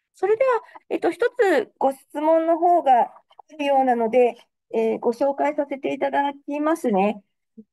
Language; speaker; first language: Japanese; native; Japanese